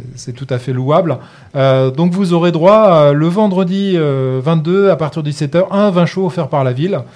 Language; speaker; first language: French; native; French